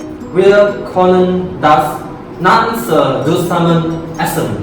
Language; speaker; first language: German; non-native, learner; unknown